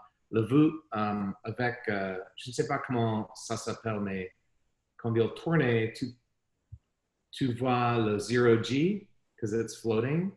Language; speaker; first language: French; non-native, learner; English